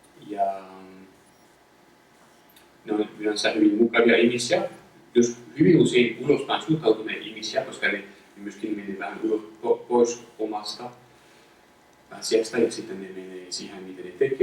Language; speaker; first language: Finnish; non-native, fluent; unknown